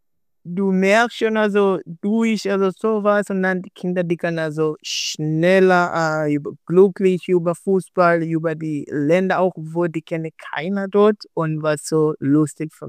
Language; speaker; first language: German; non-native, learner; Swahili